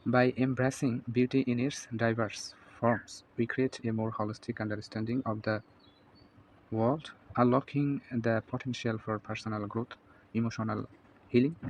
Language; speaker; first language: English; non-native, local second language; Bangla